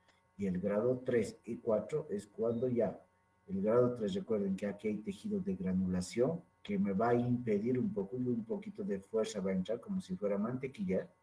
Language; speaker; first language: Spanish; native; Spanish